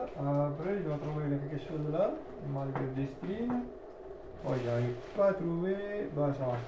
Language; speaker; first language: French; non-native, learner; Italian